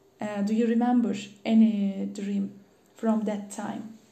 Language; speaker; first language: English; non-native, learner; Turkish